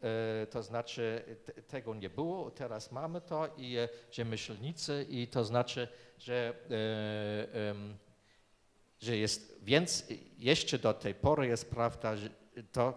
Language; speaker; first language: Polish; non-native, fluent; German